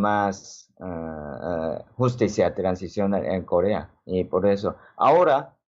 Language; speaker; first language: Spanish; non-native, learner; Korean